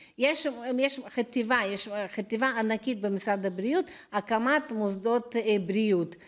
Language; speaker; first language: Hebrew; non-native, fluent; Russian